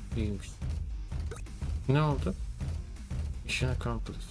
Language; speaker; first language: Turkish; native; Turkish